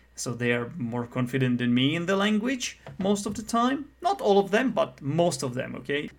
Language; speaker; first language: English; non-native, fluent; Czech